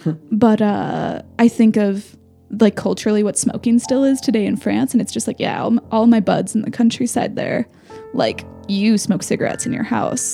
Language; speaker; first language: English; native; English